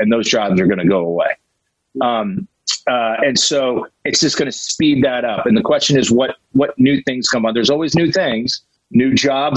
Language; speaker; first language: English; native; English